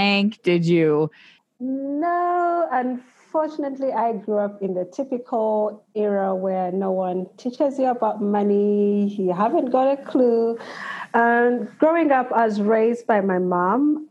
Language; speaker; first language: English; non-native, local second language; Ganda